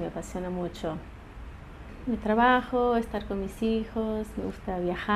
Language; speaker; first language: Spanish; early bilingual, heritage; Portuguese